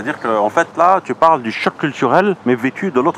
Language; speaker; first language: French; native; French